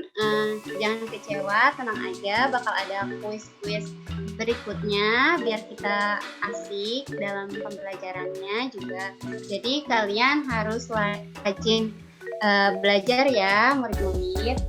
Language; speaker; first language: Indonesian; native; Indonesian